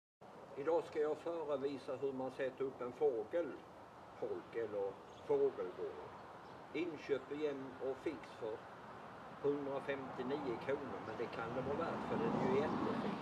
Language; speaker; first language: Swedish; native; Swedish